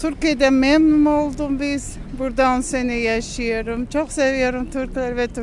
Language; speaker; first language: Turkish; non-native, learner; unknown